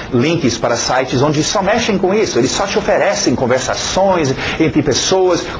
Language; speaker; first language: Portuguese; non-native, fluent; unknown